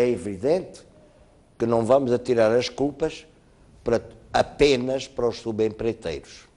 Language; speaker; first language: Portuguese; native; Portuguese